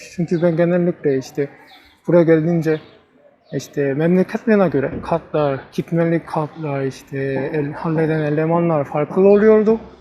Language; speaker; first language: Turkish; non-native, learner; Korean